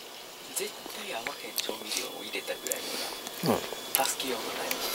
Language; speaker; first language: Japanese; native; Japanese